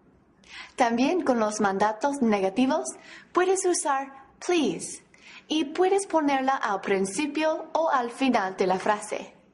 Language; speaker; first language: Spanish; non-native, fluent; English